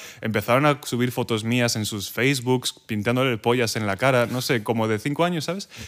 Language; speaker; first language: Spanish; native; Spanish